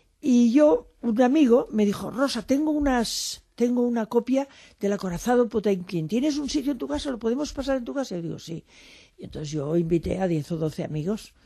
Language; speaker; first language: Spanish; non-native, local second language; French